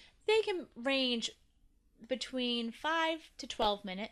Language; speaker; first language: English; native; English